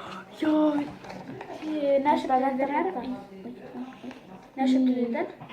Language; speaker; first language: Swedish; early bilingual, other home language; Turkish